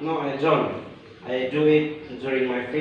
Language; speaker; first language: English; non-native, learner; Indonesian